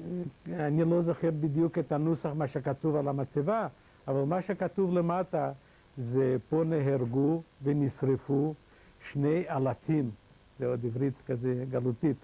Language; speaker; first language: Hebrew; non-native, fluent; Yiddish